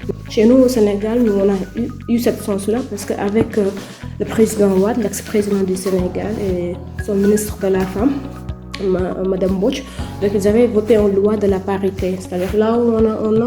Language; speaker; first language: French; non-native, local second language; Wolof